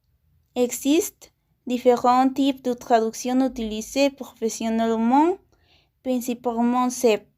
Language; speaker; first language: French; non-native, learner; Spanish